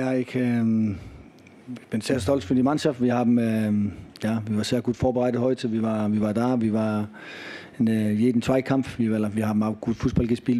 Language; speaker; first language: German; non-native, fluent; Danish